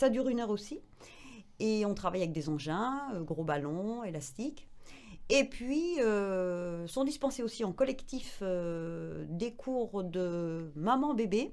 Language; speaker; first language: French; native; French